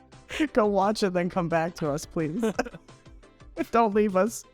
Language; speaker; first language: English; native; English